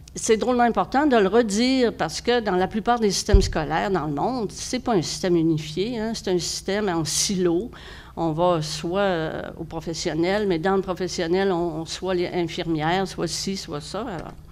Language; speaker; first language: French; native; French